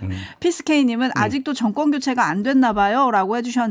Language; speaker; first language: Korean; native; Korean